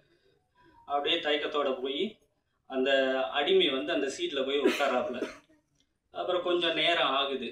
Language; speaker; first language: Tamil; native; Tamil